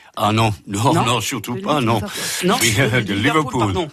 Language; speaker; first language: French; non-native, fluent; English